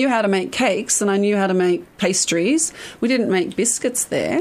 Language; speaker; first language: English; native; English